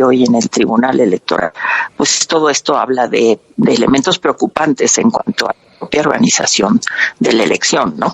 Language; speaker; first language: Spanish; native; Spanish